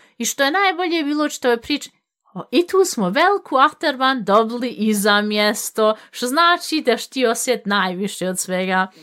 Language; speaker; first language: Bosnian; early bilingual, heritage; Bosnian